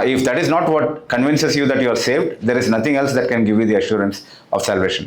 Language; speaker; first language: English; non-native, local second language; Telugu